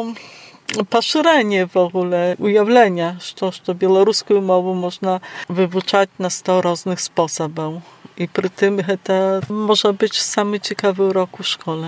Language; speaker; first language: Polish; non-native, local second language; Belarusian